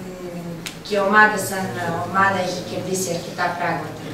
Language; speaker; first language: Greek; non-native, fluent; Serbian